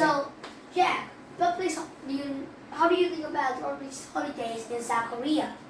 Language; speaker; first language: English; non-native, learner; Vietnamese